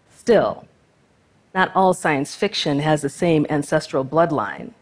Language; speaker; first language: English; native; English